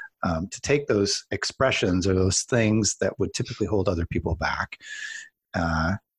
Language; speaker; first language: English; native; English